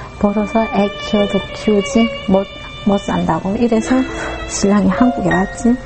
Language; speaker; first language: Korean; native; Korean